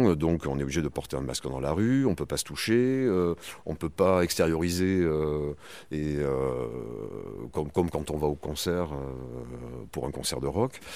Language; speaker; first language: French; native; French